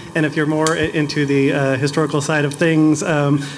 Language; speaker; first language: English; native; English